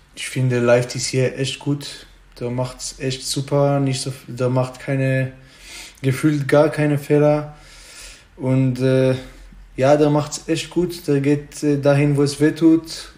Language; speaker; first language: German; non-native, fluent; Hebrew